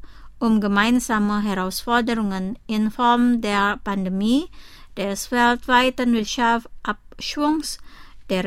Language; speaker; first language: German; non-native, fluent; Indonesian